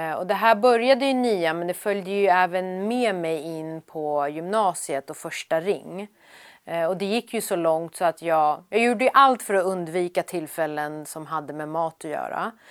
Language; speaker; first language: Swedish; early bilingual, other home language; Persian